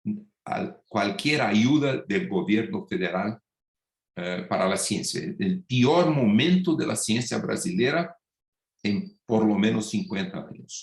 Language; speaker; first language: Spanish; non-native, fluent; Portuguese